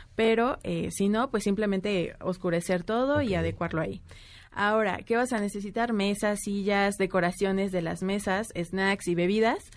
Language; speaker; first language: Spanish; native; Spanish